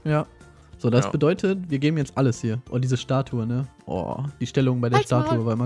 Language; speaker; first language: German; native; German